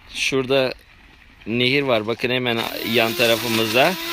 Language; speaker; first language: Turkish; early bilingual, heritage; Turkish